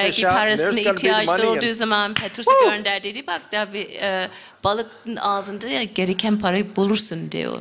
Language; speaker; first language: Turkish; non-native, fluent; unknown